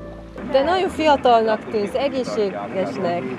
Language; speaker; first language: Hungarian; non-native, fluent; Korean